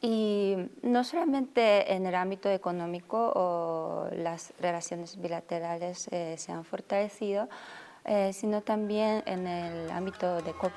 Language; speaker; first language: Spanish; non-native, fluent; Japanese